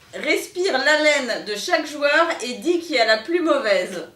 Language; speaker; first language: French; native; French